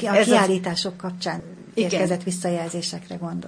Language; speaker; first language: Hungarian; native; Hungarian